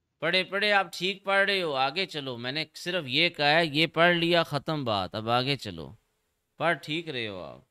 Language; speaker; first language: Urdu; native; Urdu